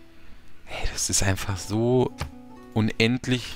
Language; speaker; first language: German; native; German